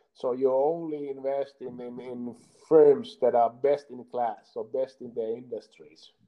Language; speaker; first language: English; non-native, fluent; Finnish